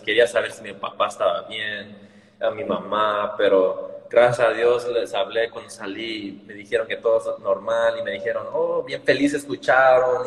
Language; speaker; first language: Spanish; early bilingual, heritage; Spanish